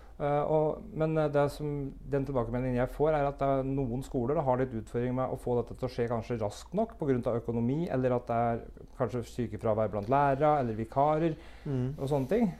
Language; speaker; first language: Norwegian; native; Norwegian